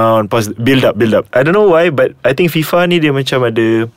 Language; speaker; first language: English; non-native, local second language; Malay